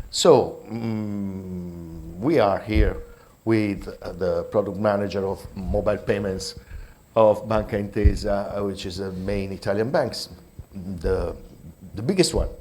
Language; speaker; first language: English; non-native, fluent; Italian